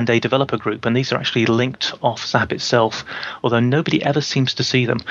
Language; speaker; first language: English; native; English